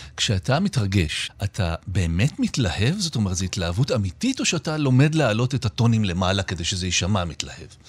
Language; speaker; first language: Hebrew; native; Hebrew